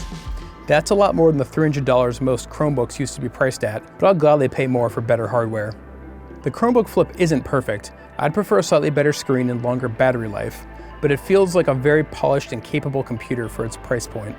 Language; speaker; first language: English; native; English